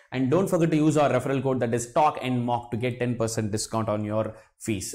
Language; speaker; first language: English; non-native, local second language; Tamil